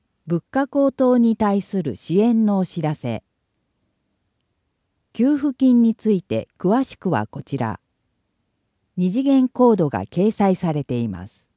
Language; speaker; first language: Japanese; native; Japanese